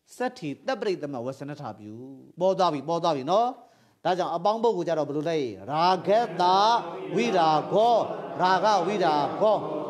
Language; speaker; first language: Burmese; native; Burmese